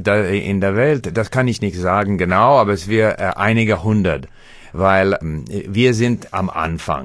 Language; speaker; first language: German; non-native, learner; English